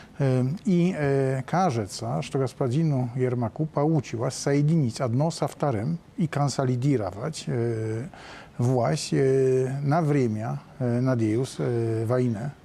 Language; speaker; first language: Polish; non-native, learner; Russian